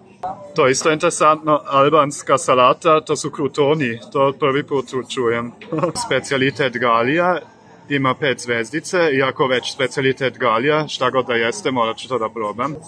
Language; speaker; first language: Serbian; non-native, fluent; German